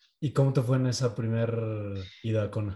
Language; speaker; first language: Spanish; native; Spanish